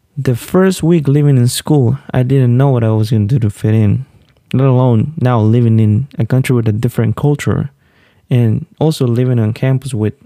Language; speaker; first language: English; non-native, fluent; Spanish